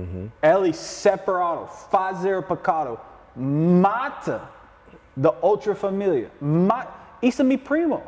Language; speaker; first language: Portuguese; non-native, learner; English